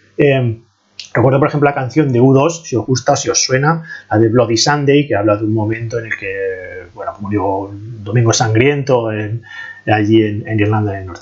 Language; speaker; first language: Spanish; native; Spanish